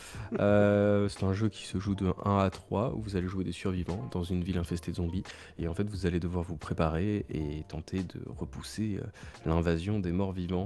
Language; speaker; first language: French; native; French